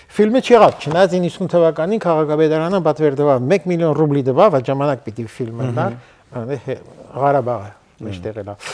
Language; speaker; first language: Armenian; early bilingual, heritage; Armenian